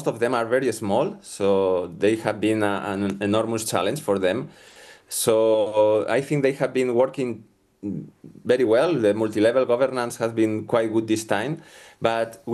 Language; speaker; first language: English; non-native, fluent; Spanish